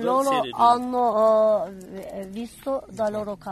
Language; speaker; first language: Italian; non-native, learner; Kurdish